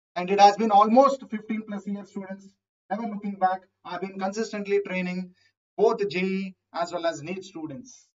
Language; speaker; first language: English; non-native, local second language; Telugu